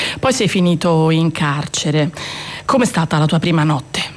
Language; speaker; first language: Italian; native; Italian